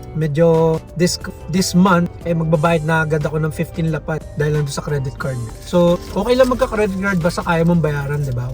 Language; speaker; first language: Filipino; native; Filipino